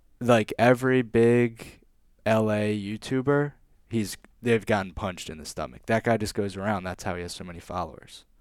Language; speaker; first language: English; native; English